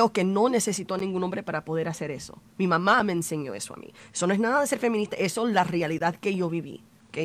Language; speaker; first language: Spanish; early bilingual, heritage; Spanish